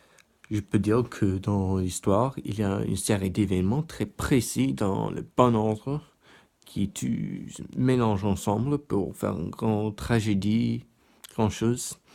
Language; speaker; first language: French; non-native, learner; English